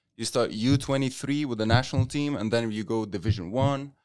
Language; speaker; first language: English; non-native, fluent; Arabic